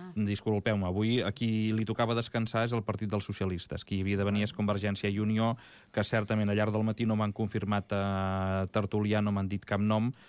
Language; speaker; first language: Catalan; native; Catalan